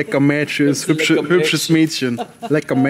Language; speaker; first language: German; native; German